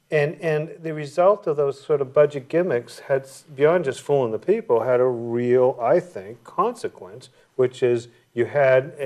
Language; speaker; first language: English; native; English